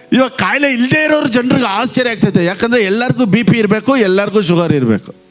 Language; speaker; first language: Kannada; native; Kannada